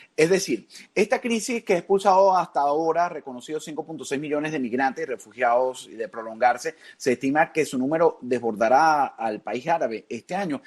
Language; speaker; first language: Spanish; native; Spanish